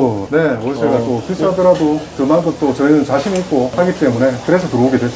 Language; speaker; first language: Korean; native; Korean